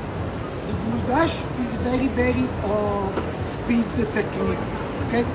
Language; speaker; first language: English; non-native, learner; Italian